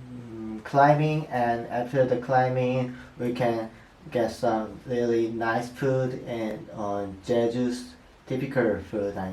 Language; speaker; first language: English; non-native, learner; Korean